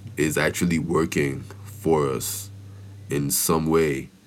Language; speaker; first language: English; non-native, local second language; Yoruba